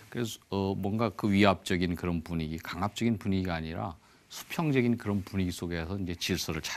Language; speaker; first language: Korean; native; Korean